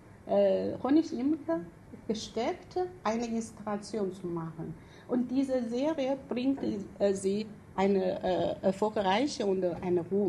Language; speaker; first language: German; non-native, fluent; Chinese